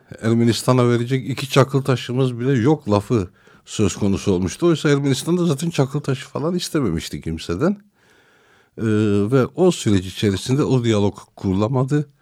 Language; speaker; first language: Turkish; non-native, local second language; Armenian